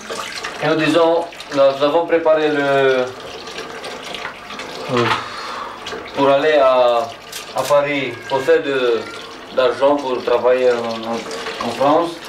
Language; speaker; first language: French; non-native, learner; Romanian